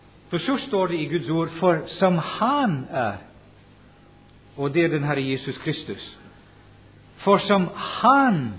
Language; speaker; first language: Norwegian; non-native, fluent; English